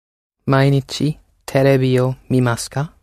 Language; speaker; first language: Japanese; non-native, learner; English